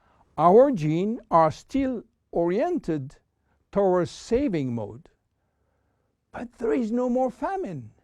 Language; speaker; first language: English; non-native, fluent; French